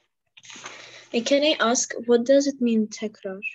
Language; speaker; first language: English; non-native, fluent; Ukrainian